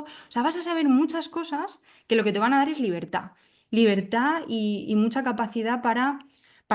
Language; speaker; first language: Spanish; native; Spanish